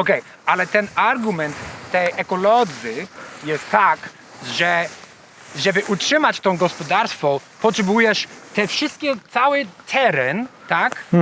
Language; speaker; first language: Polish; non-native, learner; English